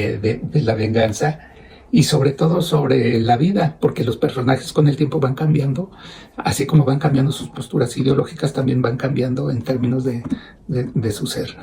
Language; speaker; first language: Spanish; native; Spanish